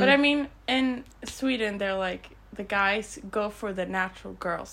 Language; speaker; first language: English; non-native, fluent; Swedish